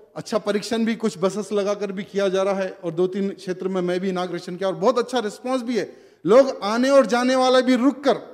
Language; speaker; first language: Hindi; non-native, local second language; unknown